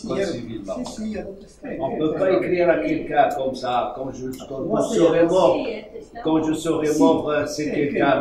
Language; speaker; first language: French; non-native, local second language; Arabic